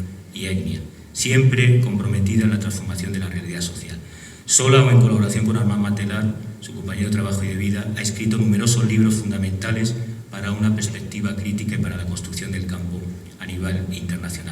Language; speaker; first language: Spanish; native; Spanish